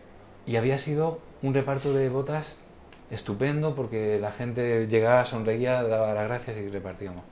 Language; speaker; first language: Spanish; native; Spanish